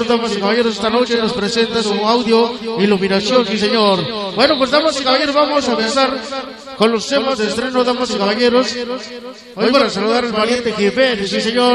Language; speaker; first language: Spanish; native; Spanish